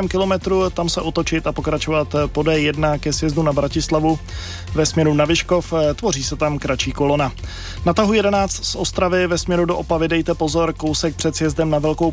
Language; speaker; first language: Czech; native; Czech